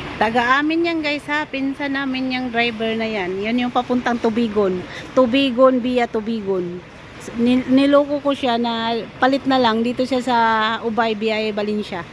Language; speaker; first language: Filipino; non-native, local second language; Cebuano